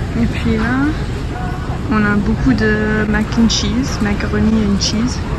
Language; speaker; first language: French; non-native, fluent; English